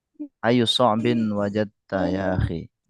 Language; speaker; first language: Arabic; non-native, fluent; Indonesian